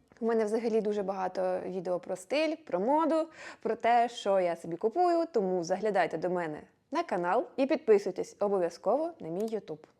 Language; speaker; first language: Ukrainian; non-native, local second language; Russian